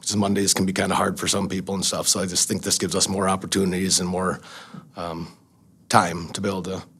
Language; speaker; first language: English; native; English